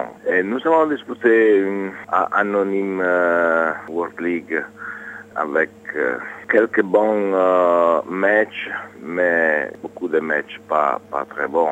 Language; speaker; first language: French; non-native, learner; Italian